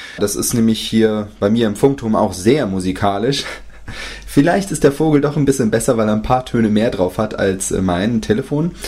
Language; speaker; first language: German; native; German